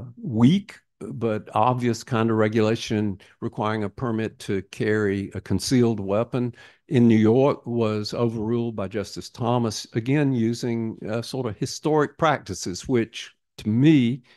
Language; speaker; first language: English; native; English